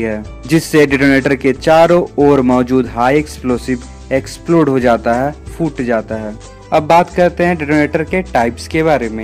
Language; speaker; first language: Hindi; native; Hindi